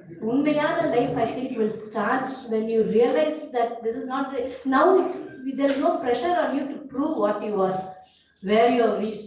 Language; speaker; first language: English; non-native, local second language; Tamil